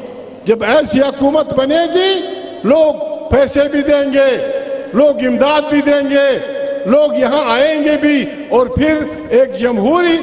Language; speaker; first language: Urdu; non-native, local second language; Pashto